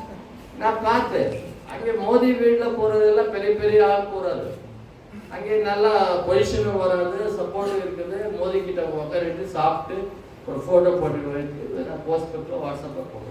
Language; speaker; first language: Tamil; non-native, learner; Kannada